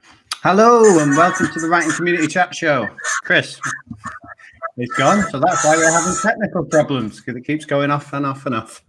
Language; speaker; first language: English; native; English